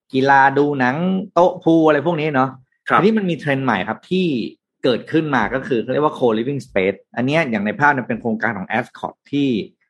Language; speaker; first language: Thai; native; Thai